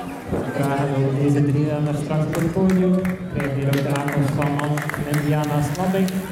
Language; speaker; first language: Dutch; native; Dutch